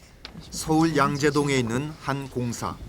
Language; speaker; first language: Korean; native; Korean